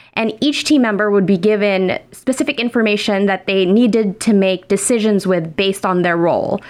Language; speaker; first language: English; non-native, local second language; Filipino